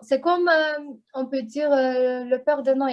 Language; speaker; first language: French; non-native, learner; Azerbaijani